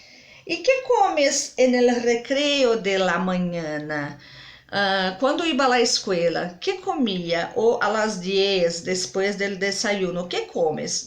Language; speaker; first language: Spanish; non-native, fluent; Portuguese